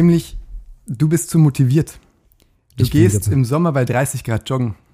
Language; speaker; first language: German; native; German